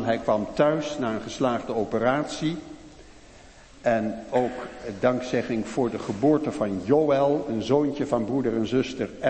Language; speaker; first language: Dutch; native; Dutch